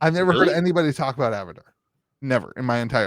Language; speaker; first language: English; native; English